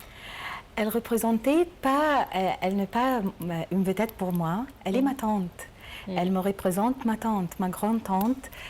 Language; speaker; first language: French; non-native, learner; Arabic